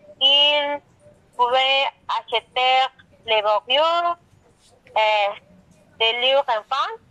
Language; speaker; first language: French; non-native, learner; Spanish